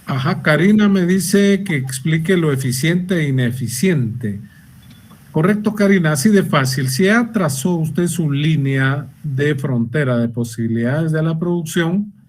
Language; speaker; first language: Spanish; native; Spanish